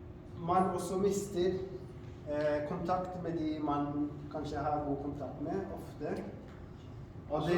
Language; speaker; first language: Norwegian; non-native, fluent; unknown